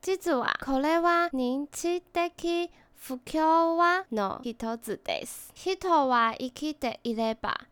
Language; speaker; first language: Japanese; non-native, learner; Chinese